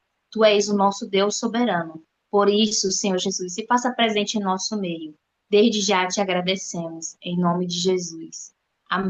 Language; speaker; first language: Portuguese; native; Portuguese